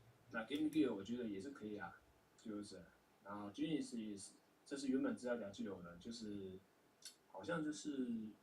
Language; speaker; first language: Chinese; native; Chinese